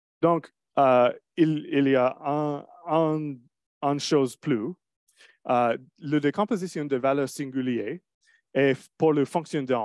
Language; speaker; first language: French; non-native, learner; English